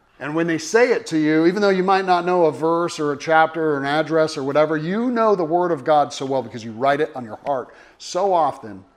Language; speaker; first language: English; native; English